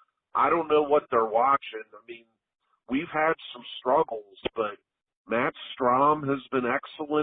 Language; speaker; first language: English; native; English